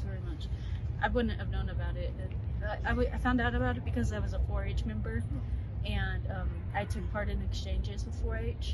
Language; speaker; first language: English; native; English